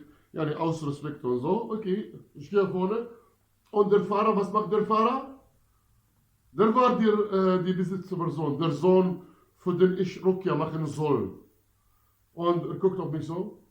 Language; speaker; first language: German; non-native, fluent; Arabic